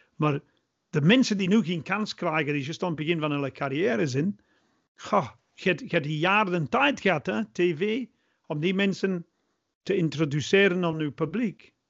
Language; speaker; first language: Dutch; non-native, fluent; English